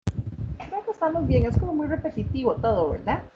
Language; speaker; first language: Spanish; native; Spanish